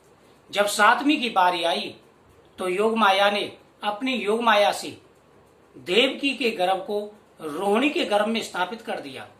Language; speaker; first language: Hindi; native; Hindi